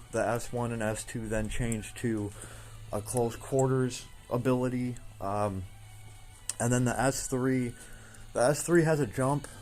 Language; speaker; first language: English; native; English